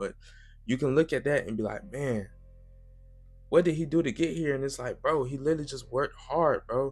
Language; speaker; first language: English; native; English